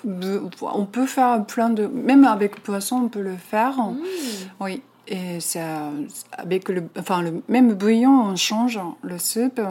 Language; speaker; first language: French; non-native, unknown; Japanese